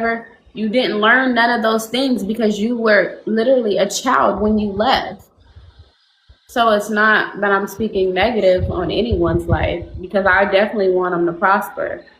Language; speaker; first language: English; native; English